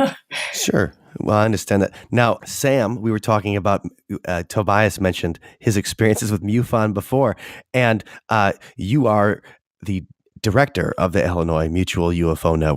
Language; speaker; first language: English; native; English